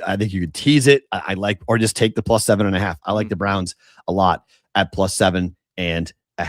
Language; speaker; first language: English; native; English